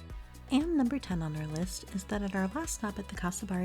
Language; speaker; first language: English; native; English